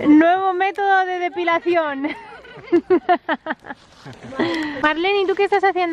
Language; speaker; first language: Spanish; native; Spanish